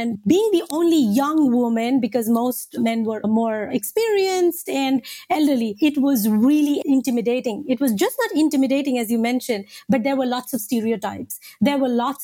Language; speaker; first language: English; non-native, local second language; Hindi